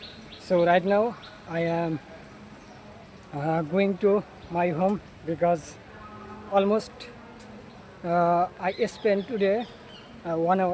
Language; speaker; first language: English; non-native, learner; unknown